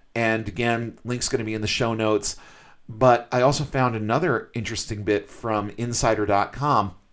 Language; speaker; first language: English; native; English